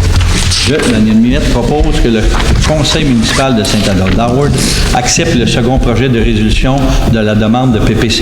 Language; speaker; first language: French; native; French